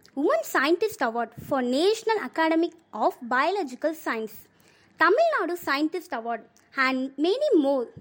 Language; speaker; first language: English; non-native, local second language; Tamil